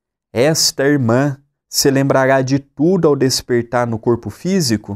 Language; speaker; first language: Portuguese; native; Portuguese